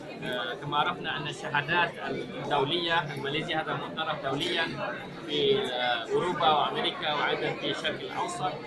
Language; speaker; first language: Arabic; non-native, fluent; Malay